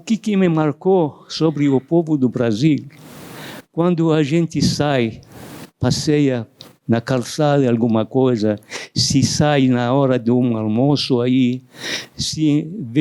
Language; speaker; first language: Portuguese; non-native, fluent; Arabic